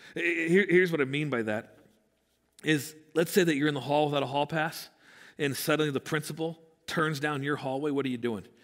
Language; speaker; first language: English; native; English